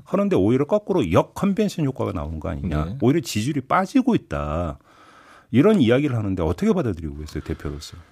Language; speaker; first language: Korean; native; Korean